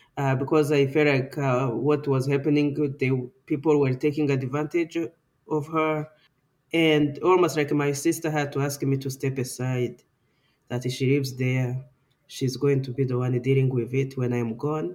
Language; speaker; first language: English; non-native, local second language; Kinyarwanda